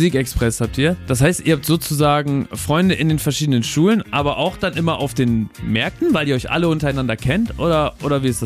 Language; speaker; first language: German; native; German